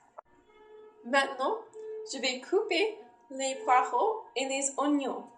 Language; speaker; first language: French; non-native, learner; English